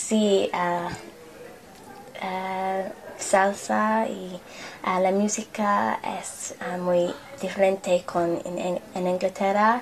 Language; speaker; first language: Spanish; non-native, learner; English